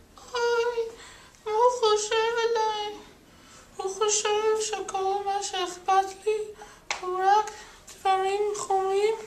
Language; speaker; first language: Hebrew; non-native, learner; English